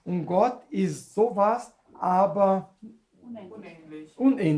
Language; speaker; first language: German; non-native, learner; Portuguese